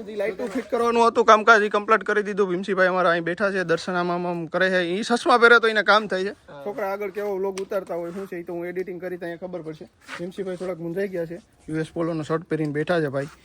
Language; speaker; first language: Gujarati; native; Gujarati